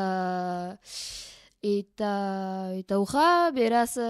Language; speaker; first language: Basque; non-native, learner; French